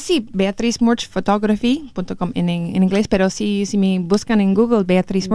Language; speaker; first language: Spanish; non-native, learner; English